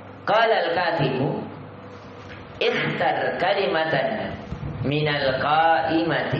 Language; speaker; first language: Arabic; non-native, fluent; Indonesian